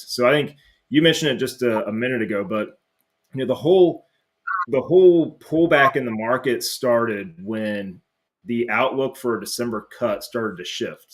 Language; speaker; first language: English; native; English